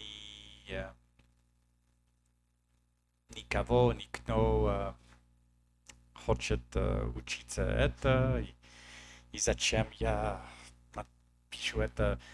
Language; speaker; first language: Russian; non-native, learner; English